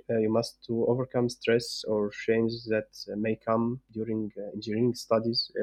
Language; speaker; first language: English; non-native, fluent; Arabic